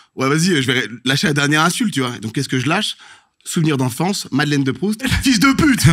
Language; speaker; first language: French; native; French